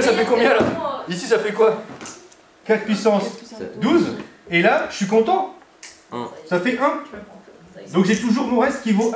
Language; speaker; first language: French; native; French